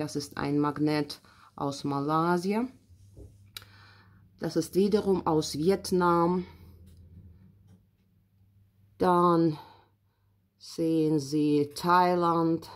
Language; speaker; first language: German; non-native, fluent; Russian